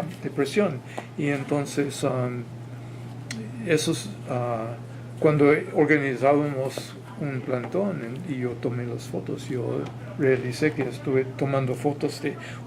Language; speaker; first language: Spanish; non-native, fluent; English